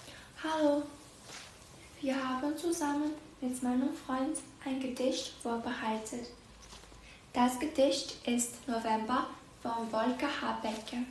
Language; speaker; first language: German; non-native, learner; Albanian